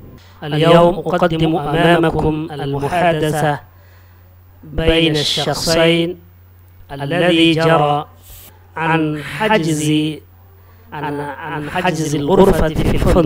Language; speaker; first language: Arabic; non-native, fluent; Urdu